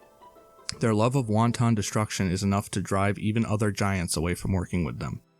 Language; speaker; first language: English; native; English